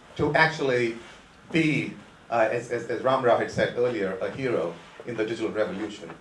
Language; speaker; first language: English; non-native, local second language; Konkani